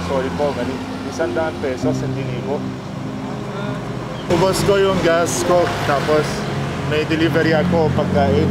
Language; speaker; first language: Filipino; non-native, learner; Arabic